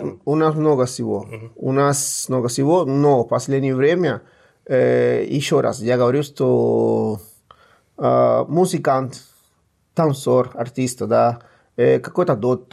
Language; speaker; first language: Russian; non-native, fluent; Spanish